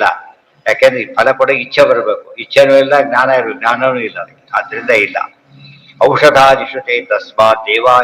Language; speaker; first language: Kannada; native; Kannada